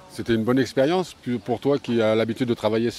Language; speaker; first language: French; native; French